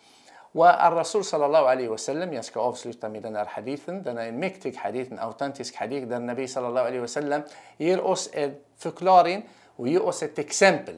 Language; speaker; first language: Swedish; non-native, fluent; Arabic